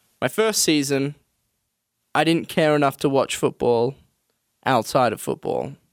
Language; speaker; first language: English; native; English